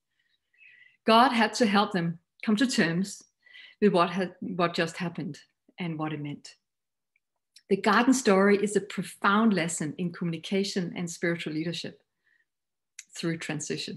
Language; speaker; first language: English; non-native, fluent; Danish